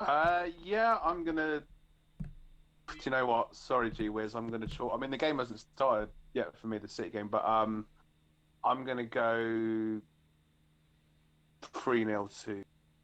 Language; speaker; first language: English; native; English